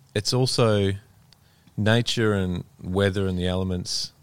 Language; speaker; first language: English; native; English